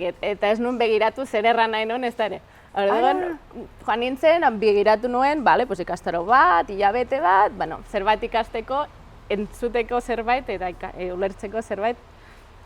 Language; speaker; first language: Basque; non-native, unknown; Catalan